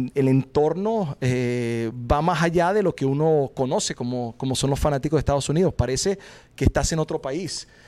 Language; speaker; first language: Spanish; native; Spanish